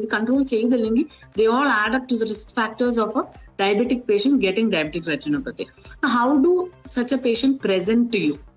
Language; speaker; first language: English; non-native, local second language; Malayalam